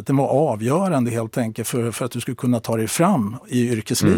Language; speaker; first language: Swedish; native; Swedish